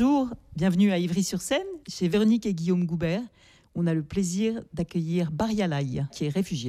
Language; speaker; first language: French; native; French